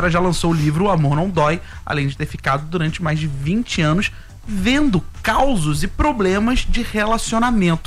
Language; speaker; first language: Portuguese; native; Portuguese